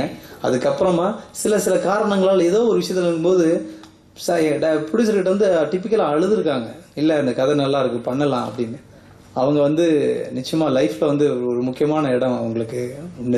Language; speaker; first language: Tamil; native; Tamil